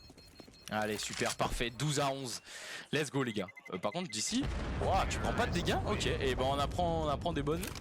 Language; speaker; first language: French; native; French